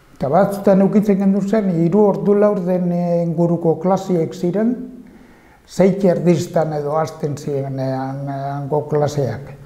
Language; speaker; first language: Basque; native; Basque